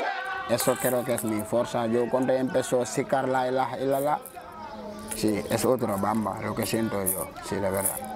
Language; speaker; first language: Spanish; non-native, local second language; Wolof